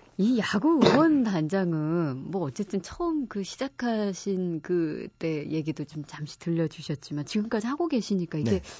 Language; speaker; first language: Korean; native; Korean